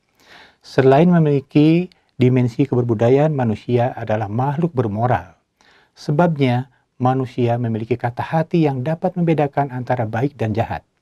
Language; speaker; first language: Indonesian; native; Indonesian